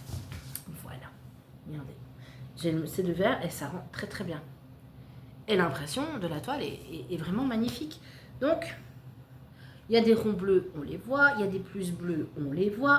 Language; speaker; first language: French; native; French